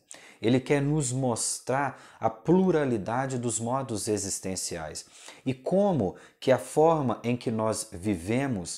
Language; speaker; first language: Portuguese; native; Portuguese